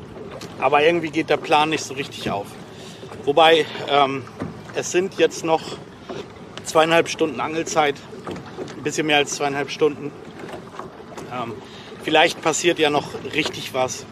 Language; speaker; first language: German; native; German